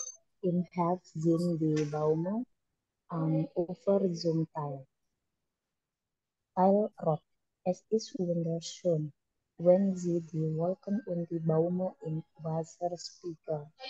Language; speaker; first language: German; non-native, learner; Indonesian